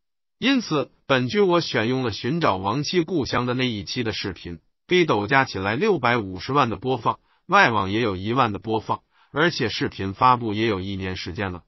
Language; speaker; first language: Chinese; native; Chinese